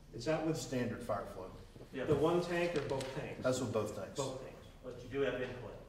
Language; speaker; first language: English; native; English